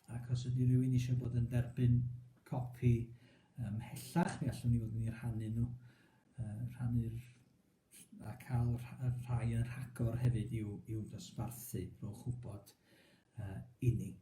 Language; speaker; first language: Welsh; native; Welsh